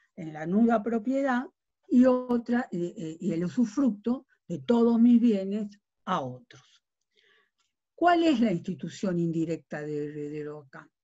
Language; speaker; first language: Spanish; native; Spanish